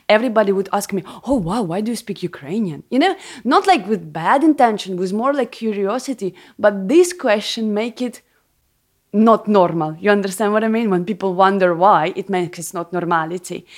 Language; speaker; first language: English; non-native, fluent; Ukrainian